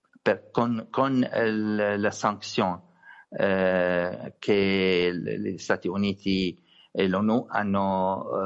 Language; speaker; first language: Italian; non-native, learner; Arabic